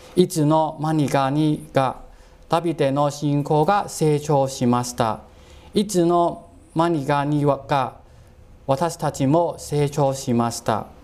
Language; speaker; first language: Japanese; non-native, fluent; Cantonese